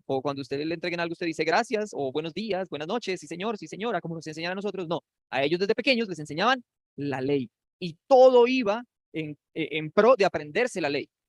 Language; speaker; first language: Spanish; native; Spanish